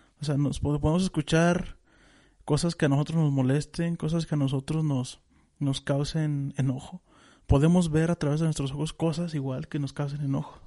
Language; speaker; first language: Spanish; native; Spanish